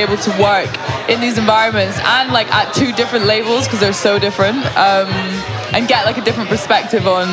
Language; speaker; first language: English; native; English